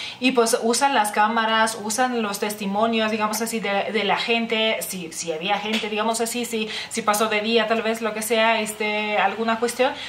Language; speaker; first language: Spanish; non-native, fluent; Lithuanian